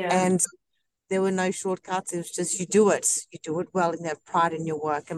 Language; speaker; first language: English; native; English